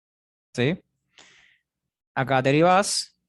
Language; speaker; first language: Spanish; native; Spanish